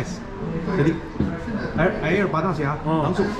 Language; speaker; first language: Indonesian; non-native, learner; Chinese